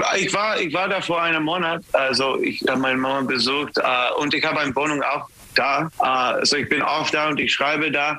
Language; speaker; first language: German; non-native, learner; English